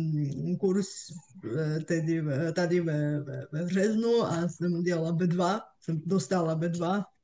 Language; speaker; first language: Czech; non-native, fluent; Bulgarian